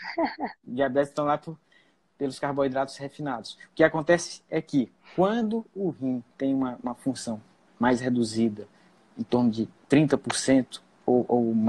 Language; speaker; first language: Portuguese; native; Portuguese